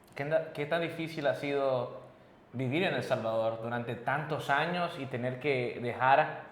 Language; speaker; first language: Spanish; early bilingual, heritage; Spanish